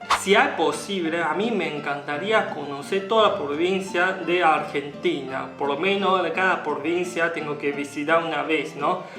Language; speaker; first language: Spanish; non-native, learner; Chinese